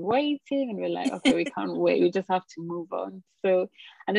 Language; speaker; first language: English; non-native, local second language; Ganda